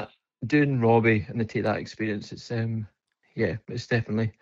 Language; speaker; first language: English; native; English